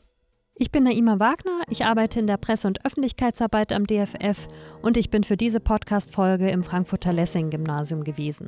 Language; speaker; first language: German; native; German